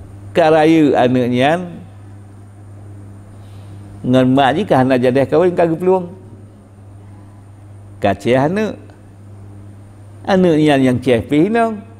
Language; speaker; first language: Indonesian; non-native, local second language; Achinese